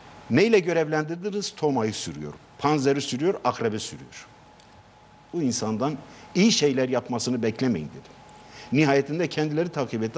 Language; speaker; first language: Turkish; non-native, local second language; Kurdish